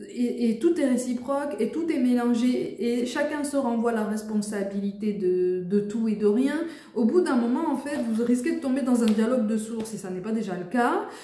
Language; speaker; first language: French; native; French